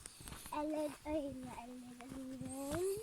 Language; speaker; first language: Norwegian; early bilingual, other home language; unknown